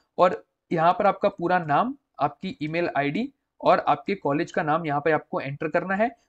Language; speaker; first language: Hindi; non-native, local second language; Gujarati